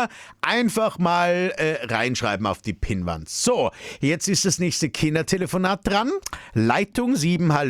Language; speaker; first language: German; native; German